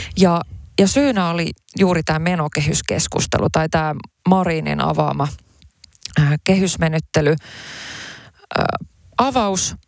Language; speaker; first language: Finnish; early bilingual, other home language; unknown